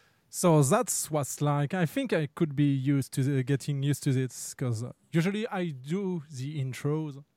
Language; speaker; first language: English; non-native, fluent; French